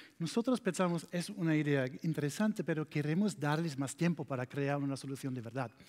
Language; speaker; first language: Spanish; non-native, learner; German